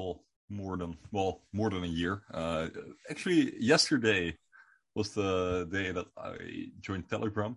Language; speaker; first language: English; non-native, fluent; Dutch